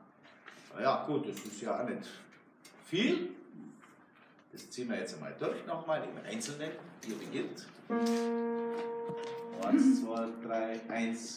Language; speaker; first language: German; native; German